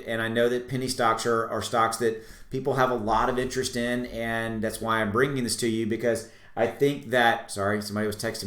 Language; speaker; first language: English; native; English